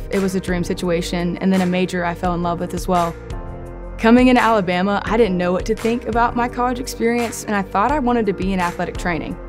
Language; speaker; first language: English; native; English